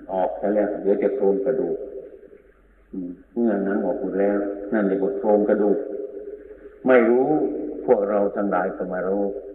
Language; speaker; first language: Thai; native; Thai